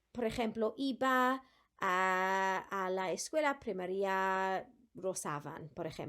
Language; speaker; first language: Spanish; non-native, fluent; Welsh